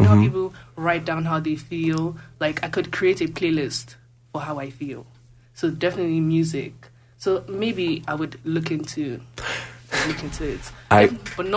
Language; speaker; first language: English; non-native, local second language; Igbo